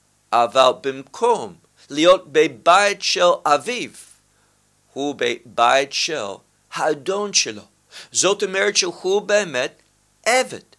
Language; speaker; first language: Hebrew; non-native, fluent; English